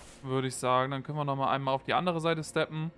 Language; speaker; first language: German; native; German